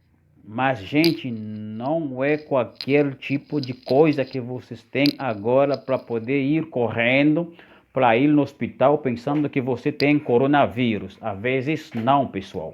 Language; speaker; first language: Portuguese; non-native, fluent; Haitian Creole